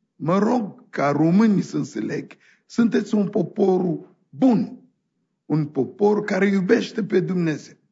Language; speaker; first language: Romanian; non-native, fluent; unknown